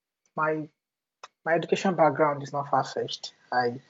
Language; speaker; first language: English; non-native, local second language; Yoruba